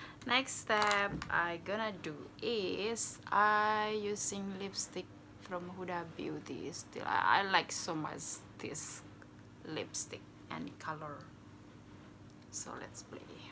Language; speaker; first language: English; non-native, learner; Indonesian